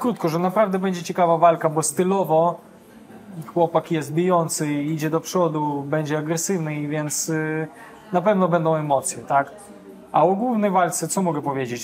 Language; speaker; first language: Polish; non-native, fluent; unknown